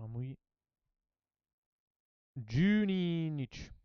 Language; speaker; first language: Japanese; non-native, learner; English